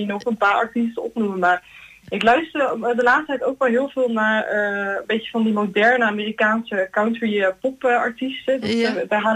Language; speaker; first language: Dutch; native; Dutch